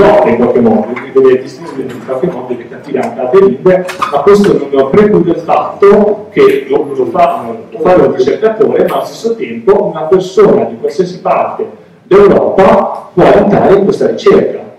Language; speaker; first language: Italian; native; Italian